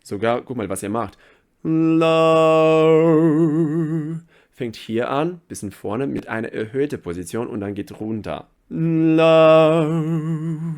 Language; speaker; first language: German; non-native, fluent; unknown